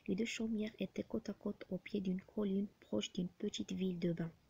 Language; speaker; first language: French; non-native, local second language; Arabic